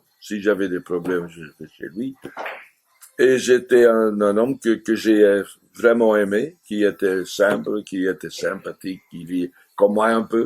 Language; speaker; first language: French; non-native, fluent; Dutch